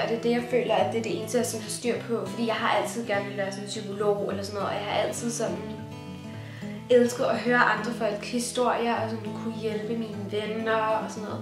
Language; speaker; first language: Danish; native; Danish